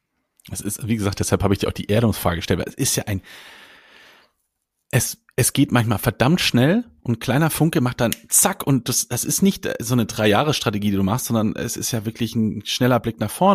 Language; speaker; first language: German; native; German